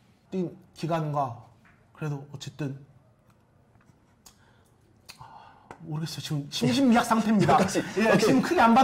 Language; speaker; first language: Korean; native; Korean